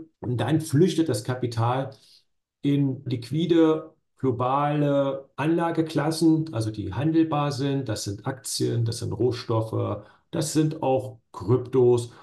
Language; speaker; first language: German; native; German